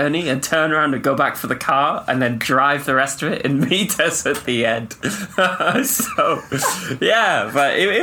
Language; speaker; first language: English; native; English